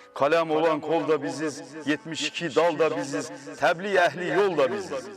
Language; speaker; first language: Turkish; native; Turkish